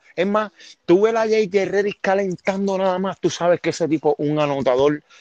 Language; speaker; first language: Spanish; native; Spanish